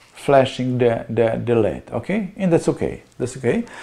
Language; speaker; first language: English; non-native, learner; Slovenian